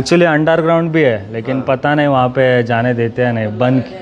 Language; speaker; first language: Hindi; non-native, local second language; Kannada